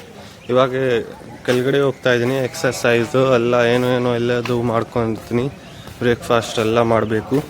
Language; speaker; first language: Kannada; non-native, local second language; Hindi